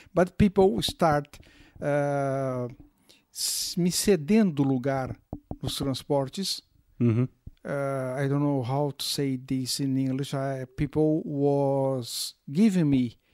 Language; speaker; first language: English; non-native, learner; Portuguese